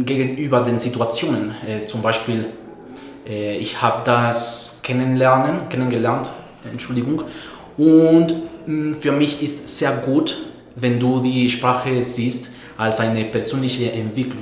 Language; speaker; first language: German; non-native, fluent; Spanish